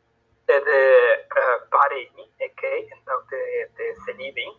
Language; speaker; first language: Greek; non-native, learner; Spanish